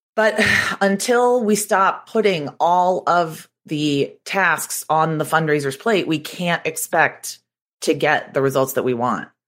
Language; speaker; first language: English; native; English